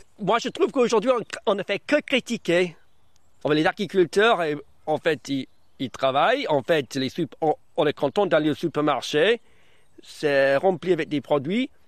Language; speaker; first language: French; non-native, fluent; English